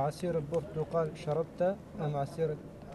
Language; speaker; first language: Arabic; non-native, learner; French